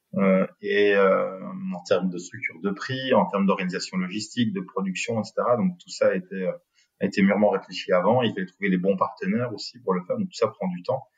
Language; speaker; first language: French; native; French